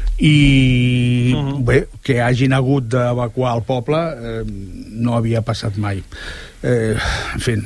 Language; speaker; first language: Catalan; native; Catalan